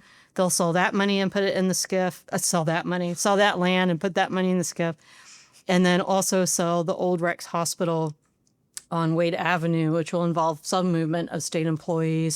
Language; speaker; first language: English; native; English